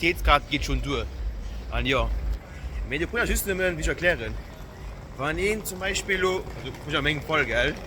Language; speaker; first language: German; non-native, local second language; Luxembourgish